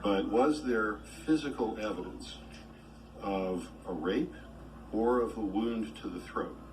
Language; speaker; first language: English; native; English